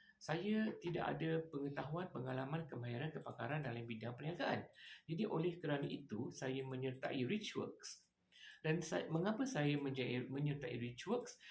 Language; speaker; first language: Malay; native; Malay